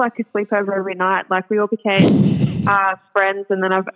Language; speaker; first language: English; native; English